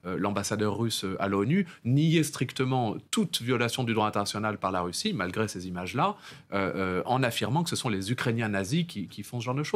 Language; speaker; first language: French; native; French